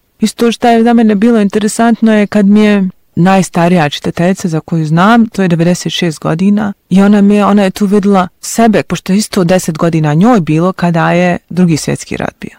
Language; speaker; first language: Bosnian; native; Bosnian